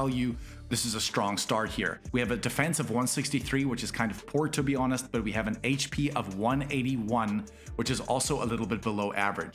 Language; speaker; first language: English; native; English